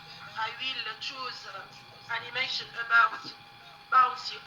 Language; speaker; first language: English; non-native, learner; Arabic